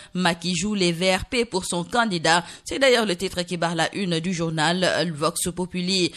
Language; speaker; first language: French; non-native, local second language; Wolof